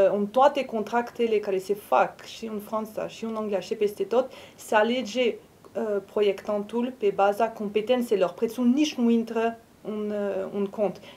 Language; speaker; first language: Romanian; non-native, fluent; French